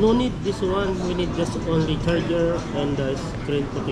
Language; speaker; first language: English; non-native, local second language; Filipino